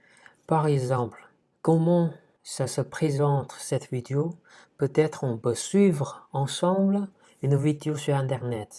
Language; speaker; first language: French; non-native, fluent; Chinese